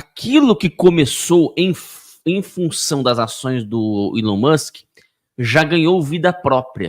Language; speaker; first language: Portuguese; native; Portuguese